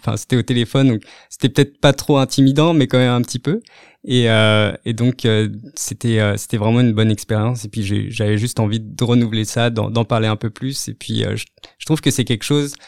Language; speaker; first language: French; native; French